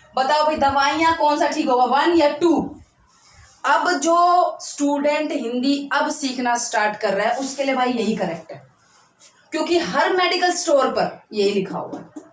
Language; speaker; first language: Hindi; native; Hindi